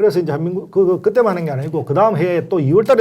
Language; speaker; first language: Korean; native; Korean